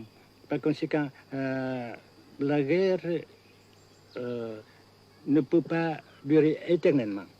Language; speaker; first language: French; non-native, fluent; Vietnamese